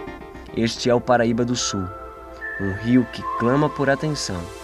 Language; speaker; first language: Portuguese; native; Portuguese